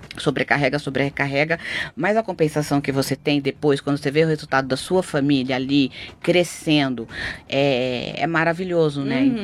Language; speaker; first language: Portuguese; native; Portuguese